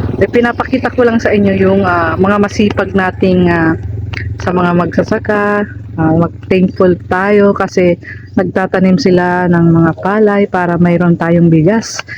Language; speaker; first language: Filipino; non-native, local second language; Bikol